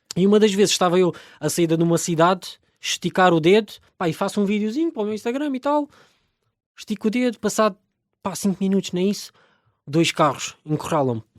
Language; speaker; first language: Portuguese; early bilingual, other home language; Romanian